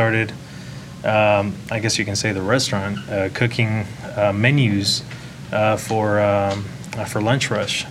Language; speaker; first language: English; non-native, fluent; Spanish